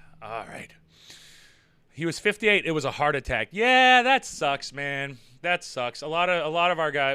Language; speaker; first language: English; native; English